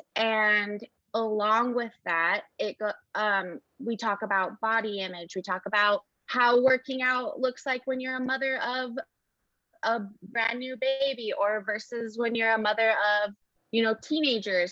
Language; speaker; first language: English; native; English